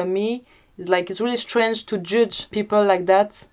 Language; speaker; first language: English; non-native, learner; French